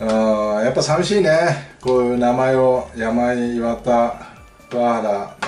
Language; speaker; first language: Japanese; native; Japanese